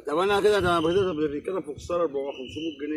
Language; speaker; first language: Arabic; native; Arabic